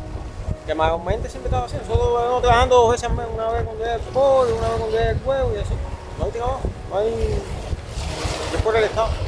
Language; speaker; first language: Spanish; native; Spanish